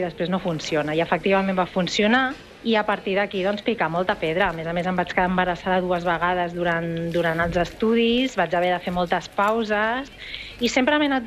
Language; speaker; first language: Catalan; native; Catalan